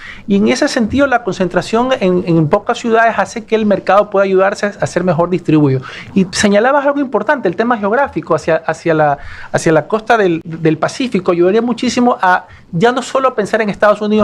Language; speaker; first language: Spanish; native; Spanish